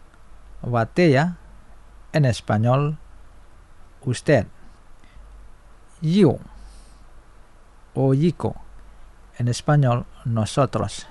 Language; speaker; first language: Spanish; non-native, fluent; Indonesian